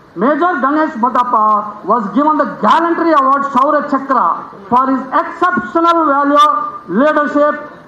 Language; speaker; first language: English; non-native, local second language; Kannada